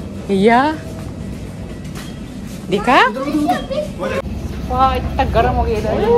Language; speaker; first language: Hindi; non-native, local second language; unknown